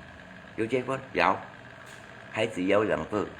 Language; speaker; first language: Chinese; non-native, learner; Hakka Chinese